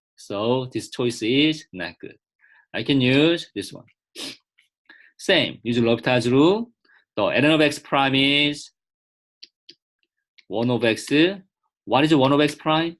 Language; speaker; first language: English; non-native, fluent; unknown